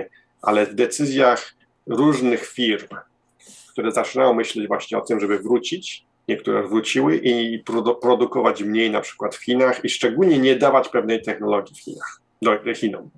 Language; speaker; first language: Polish; early bilingual, heritage; Polish